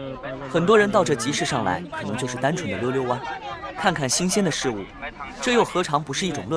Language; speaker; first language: Chinese; native; Chinese